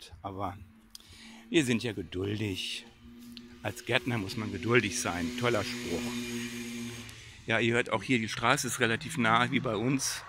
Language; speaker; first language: German; native; German